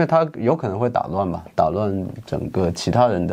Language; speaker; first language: Chinese; native; Chinese